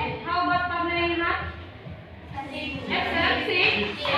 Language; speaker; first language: English; non-native, fluent; Indonesian